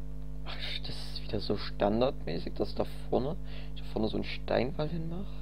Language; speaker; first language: German; native; German